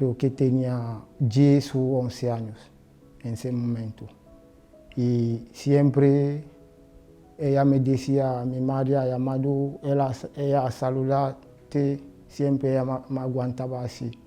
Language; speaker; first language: Spanish; non-native, learner; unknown